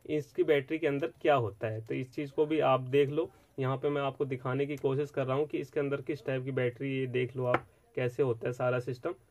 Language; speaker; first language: Hindi; native; Hindi